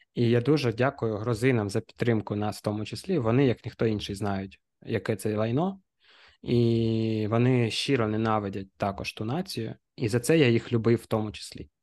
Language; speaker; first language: Ukrainian; native; Ukrainian